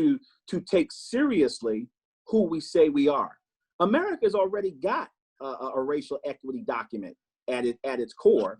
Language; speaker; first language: English; native; English